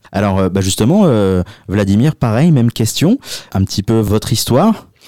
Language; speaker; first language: French; native; French